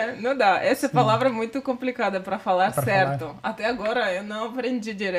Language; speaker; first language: Portuguese; non-native, learner; Russian